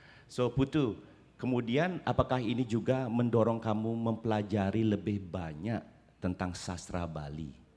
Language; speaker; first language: Indonesian; native; Indonesian